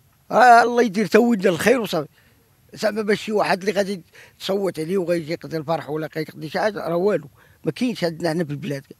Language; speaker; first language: Arabic; native; Arabic